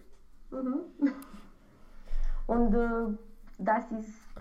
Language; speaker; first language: German; non-native, learner; Romanian